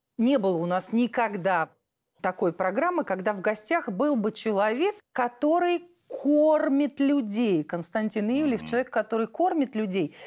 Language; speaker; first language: Russian; native; Russian